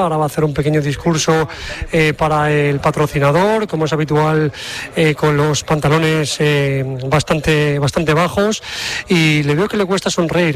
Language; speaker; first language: Spanish; native; Spanish